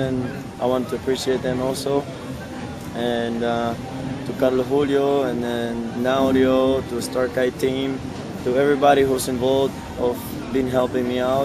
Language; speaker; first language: English; non-native, fluent; Spanish